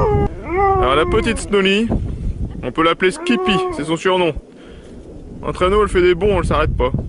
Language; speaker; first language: French; native; French